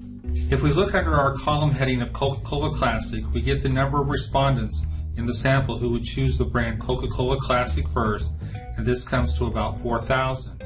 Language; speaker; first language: English; native; English